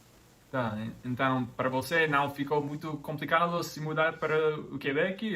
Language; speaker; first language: Portuguese; non-native, fluent; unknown